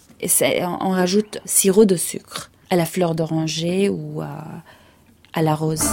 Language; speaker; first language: French; non-native, fluent; Arabic